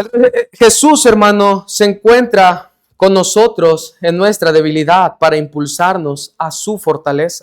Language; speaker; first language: Spanish; native; Spanish